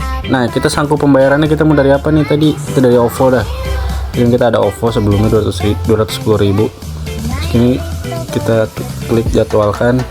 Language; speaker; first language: Indonesian; native; Indonesian